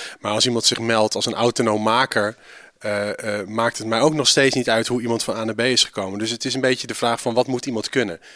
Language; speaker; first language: Dutch; native; Dutch